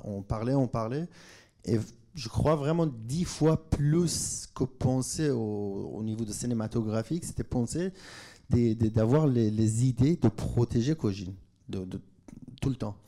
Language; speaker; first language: French; non-native, fluent; Kurdish